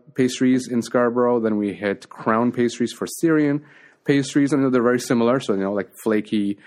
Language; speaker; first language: English; native; English